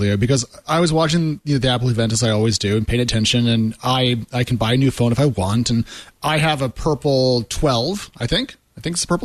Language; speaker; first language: English; native; English